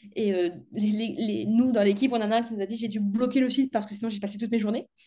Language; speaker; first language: French; native; French